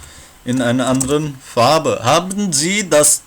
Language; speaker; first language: German; non-native, learner; Nepali